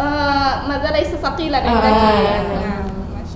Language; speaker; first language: Arabic; non-native, fluent; Indonesian